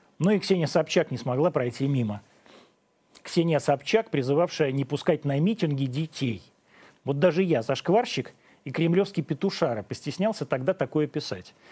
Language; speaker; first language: Russian; native; Russian